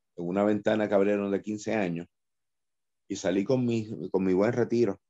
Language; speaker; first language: Spanish; native; Spanish